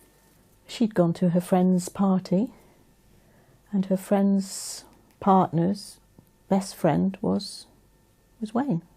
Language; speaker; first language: English; native; English